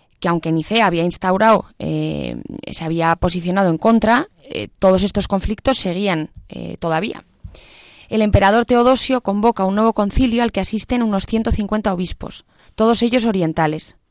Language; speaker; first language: Spanish; native; Spanish